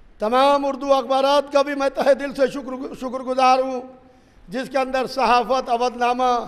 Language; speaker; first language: Urdu; native; Urdu